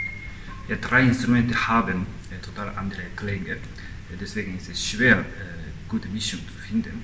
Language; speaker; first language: German; non-native, fluent; Japanese